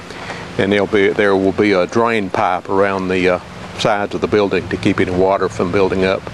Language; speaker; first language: English; native; English